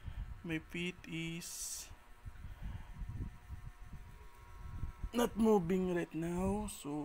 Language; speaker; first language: English; non-native, learner; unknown